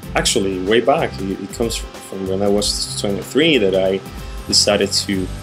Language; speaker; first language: English; non-native, fluent; Spanish